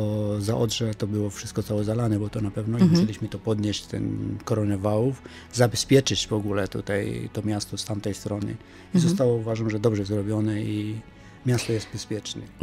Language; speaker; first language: Polish; non-native, fluent; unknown